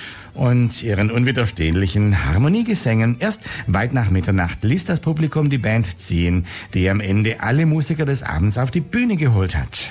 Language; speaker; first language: German; native; German